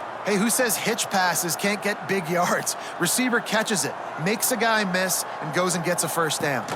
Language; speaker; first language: English; native; English